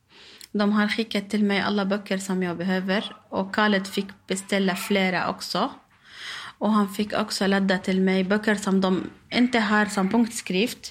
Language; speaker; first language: Swedish; non-native, learner; Arabic